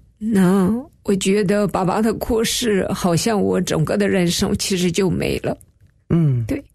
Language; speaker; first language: Chinese; native; Chinese